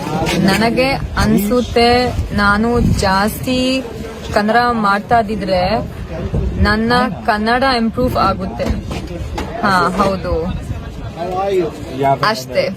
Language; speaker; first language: Kannada; non-native, learner; German